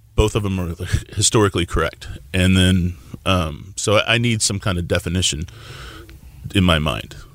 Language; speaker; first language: English; native; English